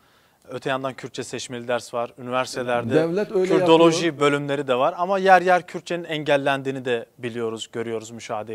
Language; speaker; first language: Turkish; non-native, local second language; Kurdish